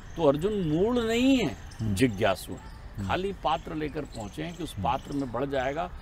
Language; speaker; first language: Hindi; native; Hindi